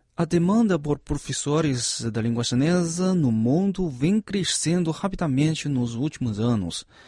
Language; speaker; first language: Portuguese; non-native, fluent; Chinese